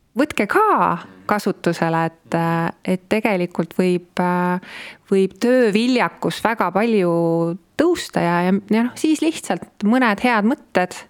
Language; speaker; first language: Estonian; native; Estonian